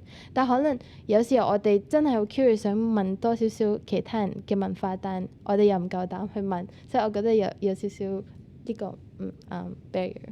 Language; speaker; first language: Cantonese; native; Cantonese